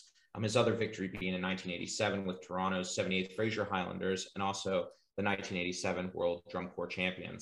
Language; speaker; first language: English; native; English